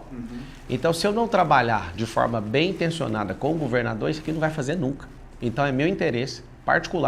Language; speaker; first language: Portuguese; native; Portuguese